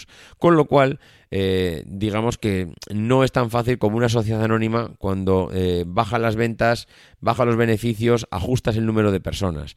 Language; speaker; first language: Spanish; native; Spanish